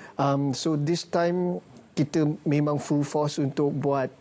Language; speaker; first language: Malay; native; Malay